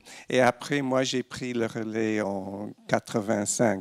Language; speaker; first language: French; non-native, fluent; English